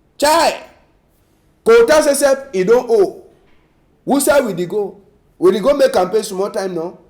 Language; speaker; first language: Nigerian Pidgin; native; Nigerian Pidgin